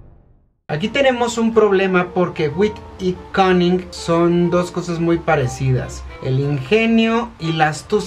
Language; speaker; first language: Spanish; native; Spanish